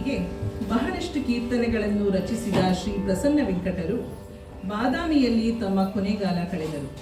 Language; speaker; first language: Kannada; native; Kannada